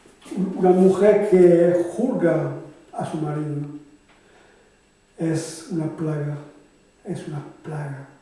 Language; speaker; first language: Spanish; non-native, fluent; French